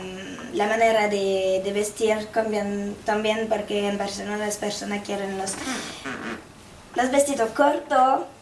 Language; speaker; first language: Spanish; non-native, learner; French